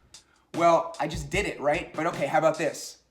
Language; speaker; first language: English; native; English